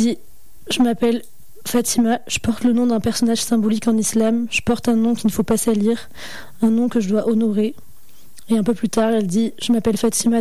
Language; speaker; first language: French; non-native, local second language; Arabic